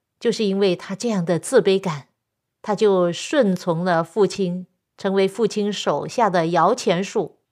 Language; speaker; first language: Chinese; non-native, local second language; Cantonese